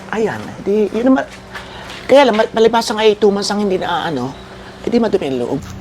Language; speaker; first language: Filipino; native; Filipino